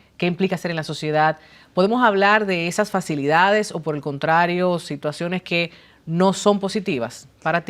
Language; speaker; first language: Spanish; native; Spanish